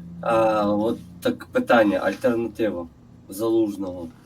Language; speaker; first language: Ukrainian; non-native, local second language; Russian